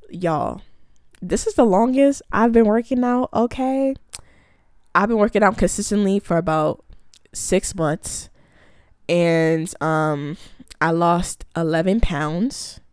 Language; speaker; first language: English; early bilingual, other home language; Akan